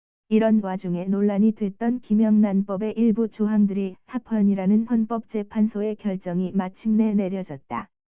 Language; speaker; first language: Korean; native; Korean